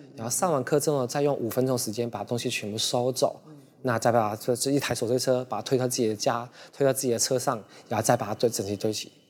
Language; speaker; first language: Chinese; non-native, local second language; Cantonese